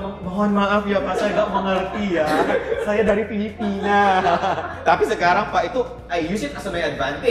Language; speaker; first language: Indonesian; non-native, learner; Filipino